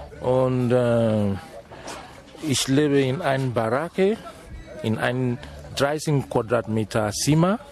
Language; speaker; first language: German; non-native, fluent; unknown